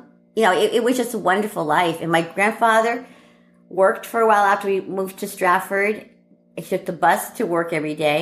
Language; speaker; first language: English; native; English